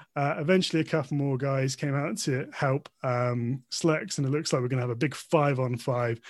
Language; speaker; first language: English; native; English